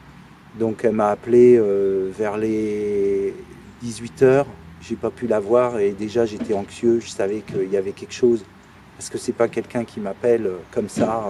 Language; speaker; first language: French; native; French